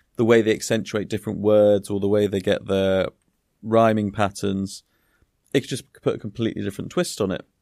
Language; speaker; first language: English; native; English